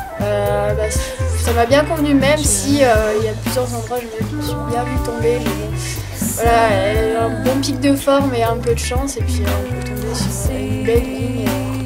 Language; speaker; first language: French; native; French